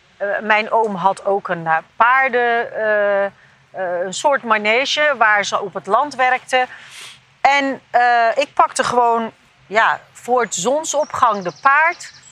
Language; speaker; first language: Dutch; early bilingual, other home language; Turkish